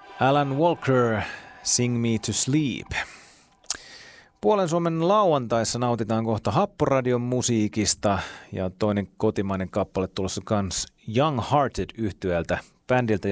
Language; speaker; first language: Finnish; native; Finnish